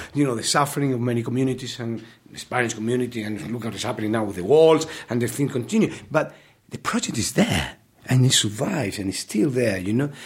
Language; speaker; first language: English; non-native, fluent; Spanish